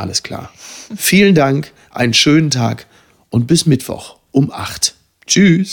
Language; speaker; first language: German; native; German